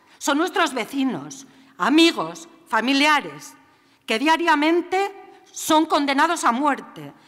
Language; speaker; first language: Spanish; native; Spanish